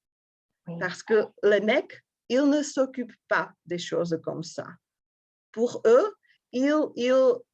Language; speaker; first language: French; non-native, fluent; Czech